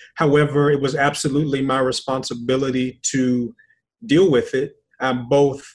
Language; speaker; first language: English; native; English